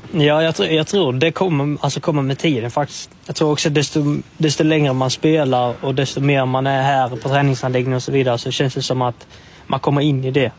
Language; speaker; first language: Swedish; native; Swedish